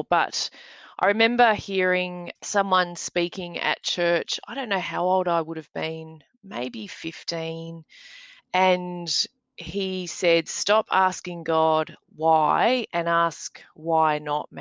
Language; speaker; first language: English; native; English